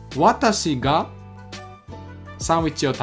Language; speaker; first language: Japanese; non-native, learner; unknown